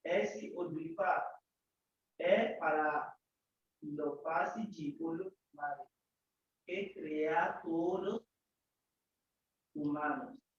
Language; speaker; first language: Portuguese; non-native, learner; Yoruba